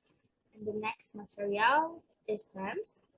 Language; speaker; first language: English; non-native, learner; Indonesian